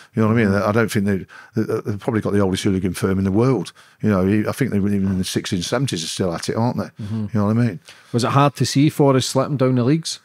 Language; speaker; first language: English; native; English